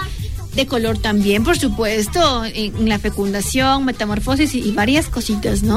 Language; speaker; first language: Spanish; native; Spanish